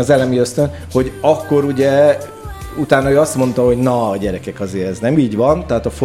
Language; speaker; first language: Hungarian; native; Hungarian